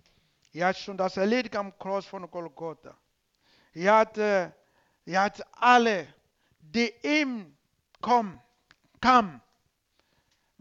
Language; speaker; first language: German; non-native, learner; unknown